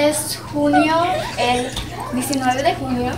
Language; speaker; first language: Spanish; non-native, learner; English